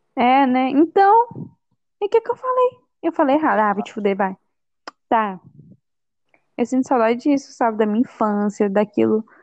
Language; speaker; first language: Portuguese; native; Portuguese